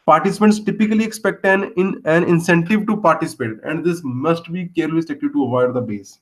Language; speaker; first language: English; non-native, local second language; Punjabi